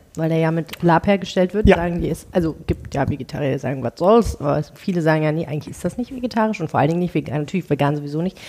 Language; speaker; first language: German; native; German